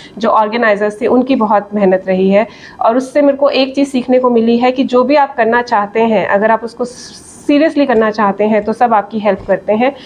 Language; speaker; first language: Hindi; native; Hindi